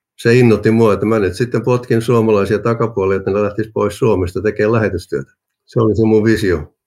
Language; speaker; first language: Finnish; native; Finnish